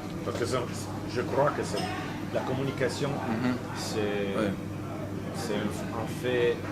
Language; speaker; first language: French; non-native, fluent; Italian